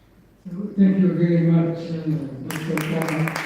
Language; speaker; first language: English; non-native, fluent; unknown